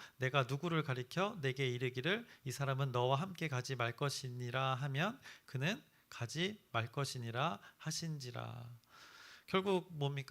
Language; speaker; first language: Korean; native; Korean